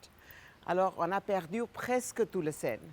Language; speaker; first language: French; non-native, fluent; Gujarati